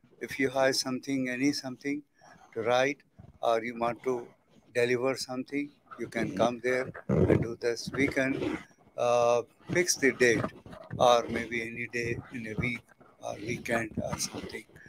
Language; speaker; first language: English; non-native, local second language; Urdu